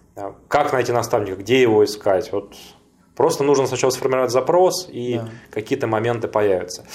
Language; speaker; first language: Russian; native; Russian